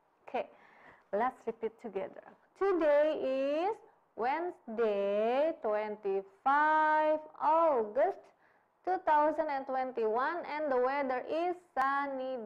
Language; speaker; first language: English; non-native, fluent; Indonesian